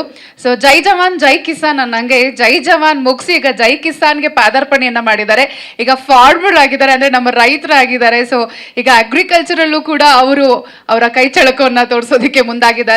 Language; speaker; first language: Kannada; native; Kannada